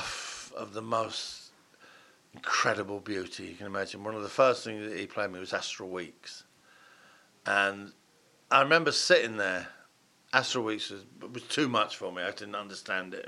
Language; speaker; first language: English; native; English